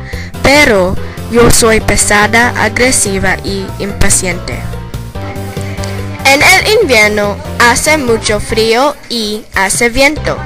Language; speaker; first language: Spanish; non-native, learner; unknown